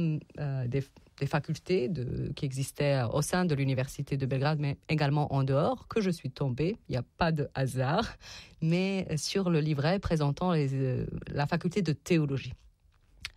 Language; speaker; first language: French; non-native, fluent; Serbian